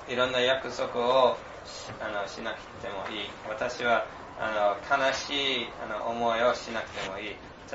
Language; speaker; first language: Japanese; non-native, fluent; English